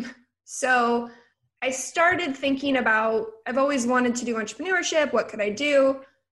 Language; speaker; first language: English; native; English